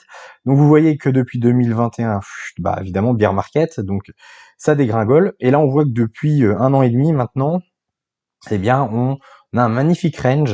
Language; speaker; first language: French; native; French